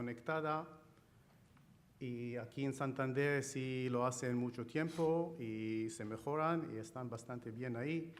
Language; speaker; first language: Spanish; non-native, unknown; Chinese